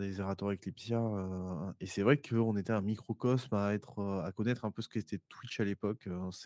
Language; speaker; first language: French; native; French